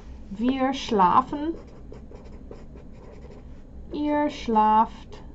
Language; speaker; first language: German; non-native, fluent; English